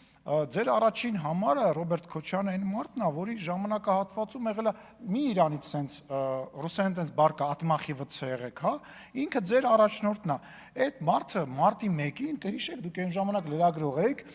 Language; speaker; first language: Armenian; native; Armenian